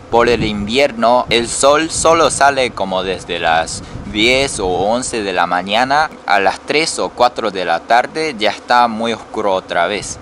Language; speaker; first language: Spanish; non-native, learner; Japanese